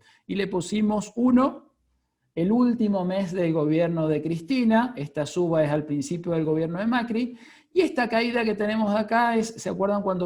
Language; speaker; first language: Spanish; native; Spanish